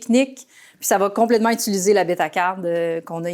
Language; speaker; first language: French; native; French